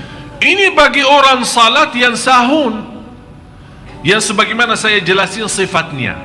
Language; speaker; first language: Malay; non-native, fluent; Arabic